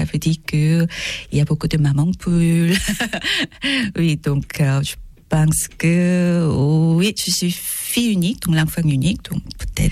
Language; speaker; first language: French; non-native, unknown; Korean